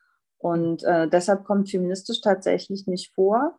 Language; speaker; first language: German; native; German